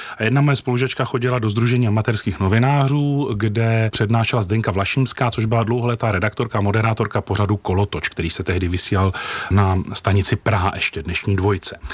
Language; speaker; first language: Czech; native; Czech